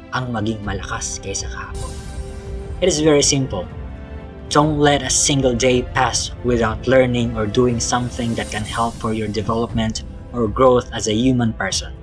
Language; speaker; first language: English; non-native, local second language; Filipino